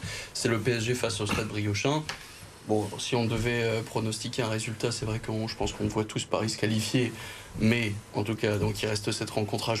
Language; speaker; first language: French; native; French